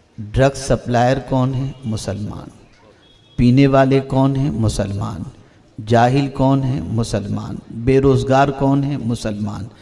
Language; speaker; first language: Urdu; native; Urdu